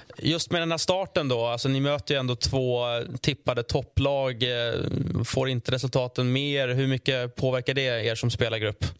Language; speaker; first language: Swedish; native; Swedish